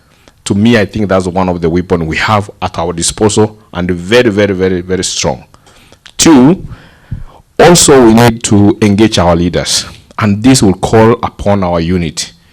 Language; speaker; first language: English; non-native, local second language; Gusii